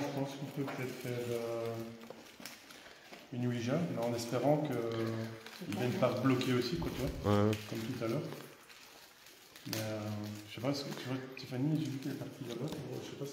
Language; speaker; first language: French; native; French